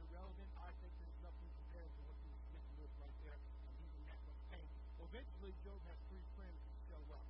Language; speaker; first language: English; native; English